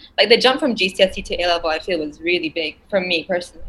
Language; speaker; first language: English; non-native, local second language; Malay